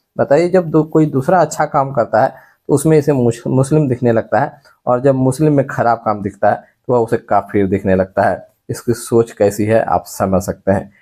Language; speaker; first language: Hindi; native; Hindi